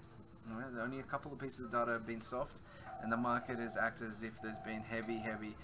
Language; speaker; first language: English; native; English